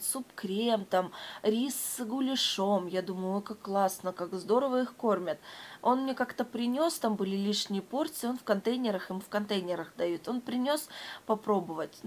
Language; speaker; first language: Russian; native; Russian